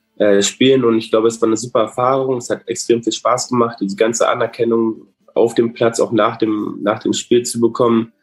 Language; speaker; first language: German; native; German